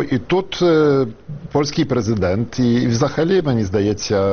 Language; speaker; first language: Ukrainian; non-native, fluent; Polish